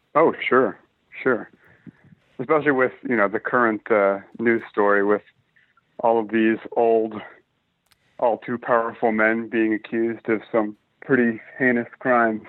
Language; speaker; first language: English; native; English